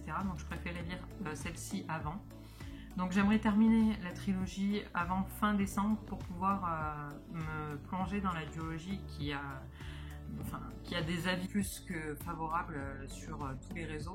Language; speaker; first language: French; native; French